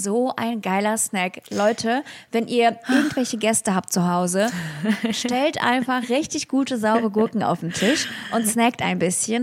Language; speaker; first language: German; early bilingual, other home language; Russian